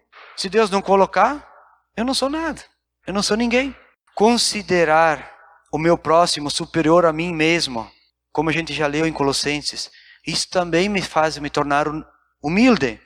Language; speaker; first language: Portuguese; native; Portuguese